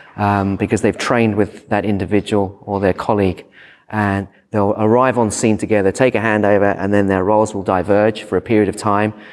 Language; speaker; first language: English; native; English